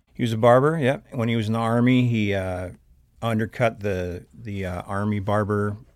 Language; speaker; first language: English; native; English